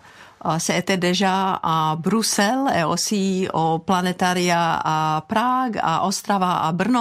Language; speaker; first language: French; non-native, fluent; Czech